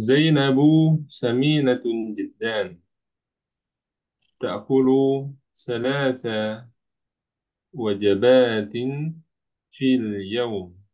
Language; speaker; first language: Arabic; non-native, learner; Indonesian